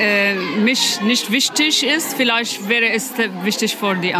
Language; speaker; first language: German; non-native, learner; Arabic